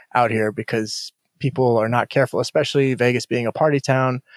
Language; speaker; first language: English; native; English